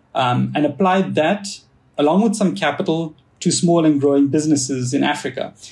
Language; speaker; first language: English; native; English